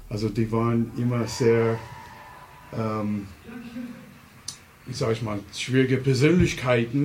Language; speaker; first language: German; non-native, fluent; English